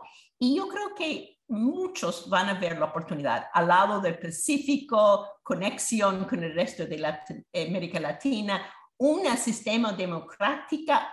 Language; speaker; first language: Spanish; non-native, fluent; English